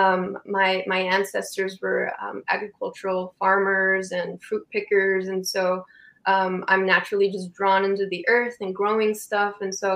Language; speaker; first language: English; native; English